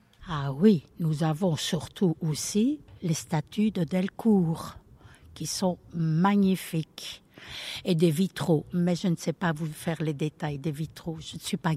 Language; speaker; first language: French; early bilingual, other home language; Italian